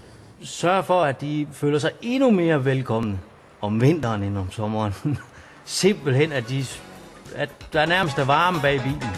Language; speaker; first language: Danish; native; Danish